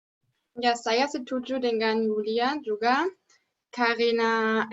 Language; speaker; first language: Indonesian; non-native, learner; German